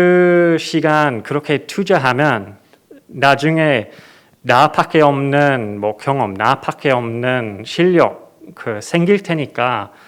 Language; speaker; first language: Korean; non-native, fluent; English